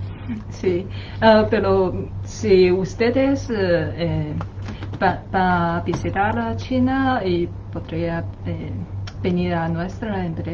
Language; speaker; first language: Spanish; non-native, learner; Chinese